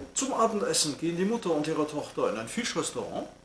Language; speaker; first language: German; non-native, fluent; French